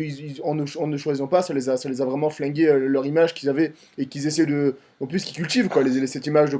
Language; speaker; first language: French; native; French